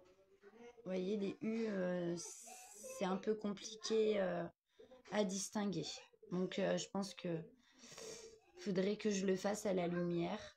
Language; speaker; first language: French; native; French